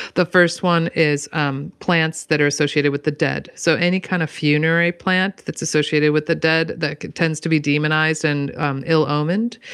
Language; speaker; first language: English; native; English